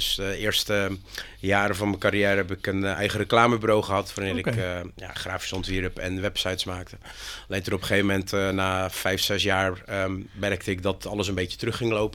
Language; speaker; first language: Dutch; native; Dutch